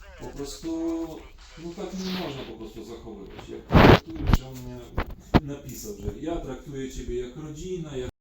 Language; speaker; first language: Polish; non-native, fluent; Ukrainian